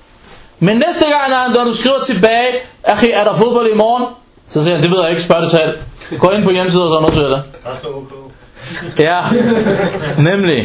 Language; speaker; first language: Danish; non-native, local second language; Arabic